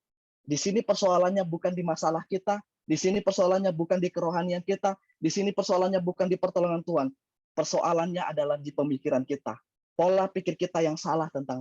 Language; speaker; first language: Indonesian; native; Indonesian